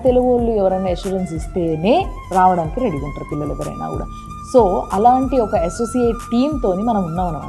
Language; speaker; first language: Telugu; native; Telugu